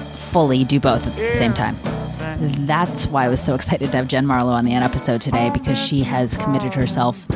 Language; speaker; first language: English; native; English